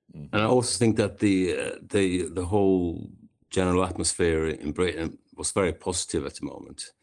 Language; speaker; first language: English; non-native, fluent; Swedish